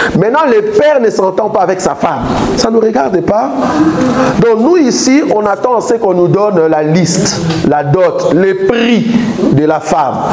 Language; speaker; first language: French; non-native, local second language; Lingala